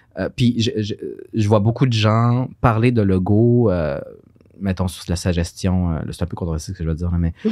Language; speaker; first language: French; early bilingual, other home language; Spanish